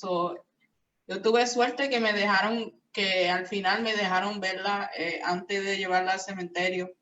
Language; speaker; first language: Spanish; early bilingual, heritage; Spanish